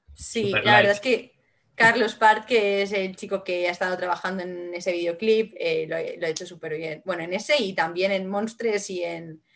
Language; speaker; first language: Spanish; non-native, local second language; Catalan